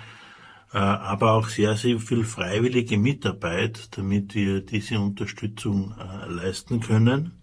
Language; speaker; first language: German; native; German